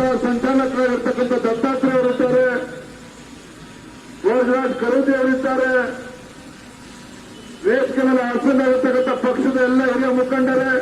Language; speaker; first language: Kannada; native; Kannada